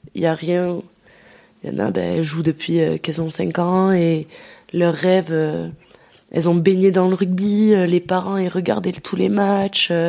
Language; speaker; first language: French; early bilingual, other home language; Dutch